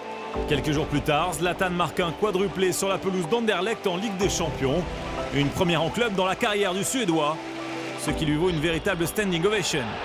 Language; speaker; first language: French; native; French